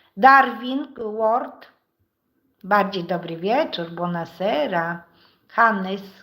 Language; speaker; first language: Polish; native; Polish